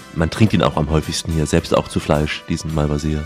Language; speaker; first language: German; native; German